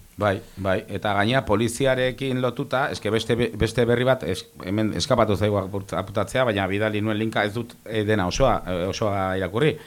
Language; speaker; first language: Basque; non-native, local second language; Spanish